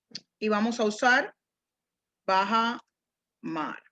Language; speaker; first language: Spanish; non-native, fluent; English